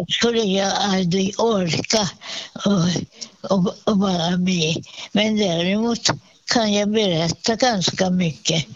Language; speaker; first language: Swedish; non-native, fluent; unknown